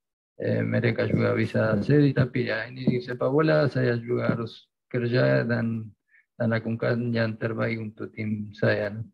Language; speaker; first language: Indonesian; non-native, fluent; Spanish